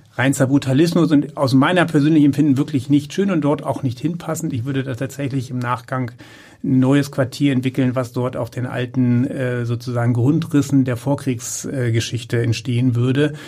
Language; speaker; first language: German; native; German